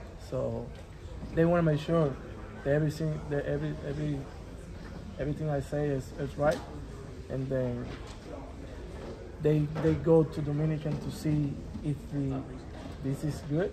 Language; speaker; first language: English; non-native, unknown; Spanish